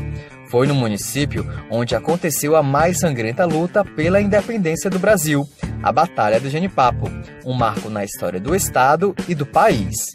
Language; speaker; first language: Portuguese; native; Portuguese